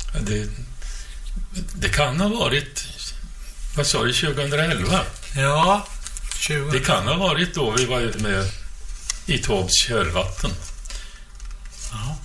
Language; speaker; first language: Swedish; native; Swedish